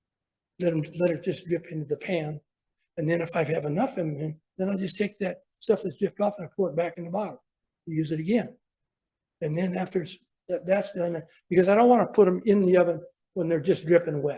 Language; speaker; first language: English; native; English